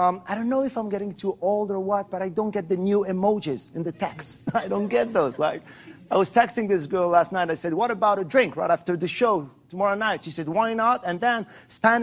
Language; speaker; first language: English; non-native, fluent; French